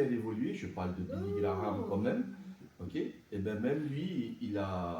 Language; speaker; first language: French; native; French